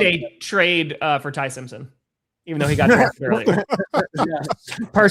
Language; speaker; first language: English; native; English